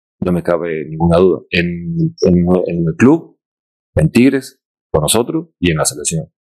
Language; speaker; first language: Spanish; native; Spanish